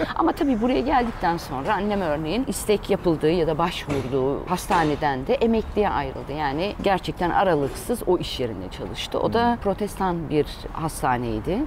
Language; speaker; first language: Turkish; early bilingual, heritage; Turkish